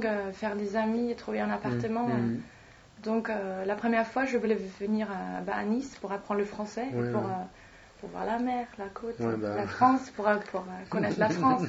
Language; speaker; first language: French; non-native, fluent; Swedish